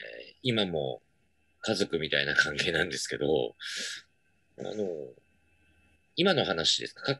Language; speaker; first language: Japanese; native; Japanese